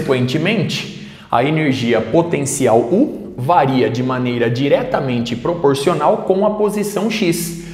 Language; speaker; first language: Portuguese; native; Portuguese